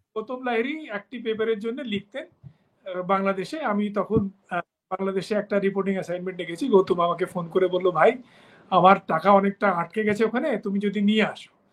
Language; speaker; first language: Bangla; native; Bangla